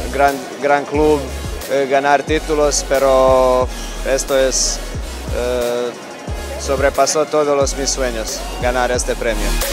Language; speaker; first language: Spanish; non-native, fluent; Croatian